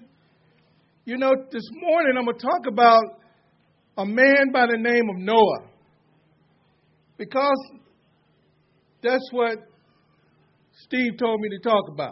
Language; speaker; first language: English; native; English